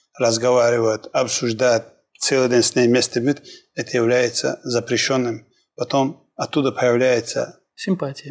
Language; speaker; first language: Russian; non-native, local second language; Kumyk